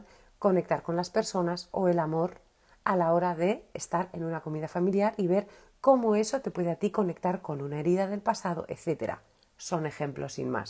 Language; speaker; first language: Spanish; native; Spanish